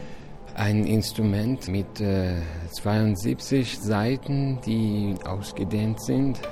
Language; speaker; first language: German; non-native, fluent; Persian